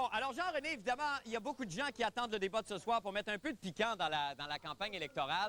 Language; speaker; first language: French; native; French